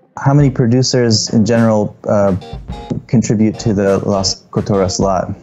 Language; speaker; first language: English; native; English